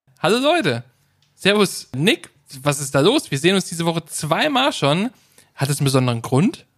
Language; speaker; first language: German; native; German